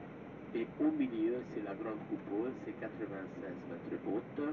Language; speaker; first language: French; non-native, fluent; Hungarian